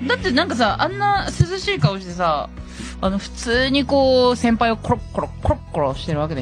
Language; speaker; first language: Japanese; native; Japanese